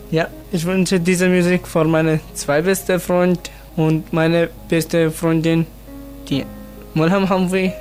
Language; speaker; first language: German; non-native, learner; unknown